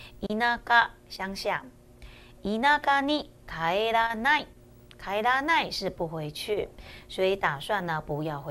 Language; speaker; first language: Japanese; non-native, fluent; Chinese